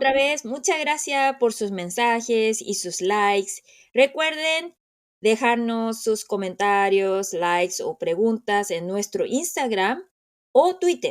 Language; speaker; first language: Spanish; non-native, fluent; Korean